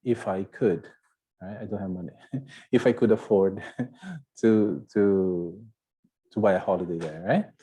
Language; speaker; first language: English; non-native, fluent; Portuguese